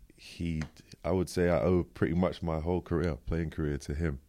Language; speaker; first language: English; native; English